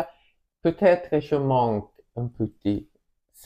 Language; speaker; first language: French; non-native, learner; Swedish